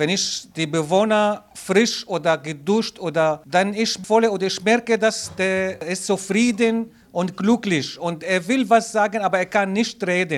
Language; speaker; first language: German; non-native, learner; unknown